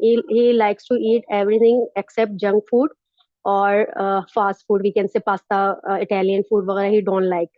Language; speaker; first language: English; non-native, learner; Urdu